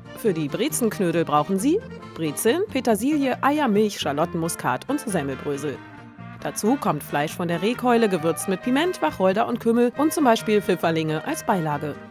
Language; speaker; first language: German; native; German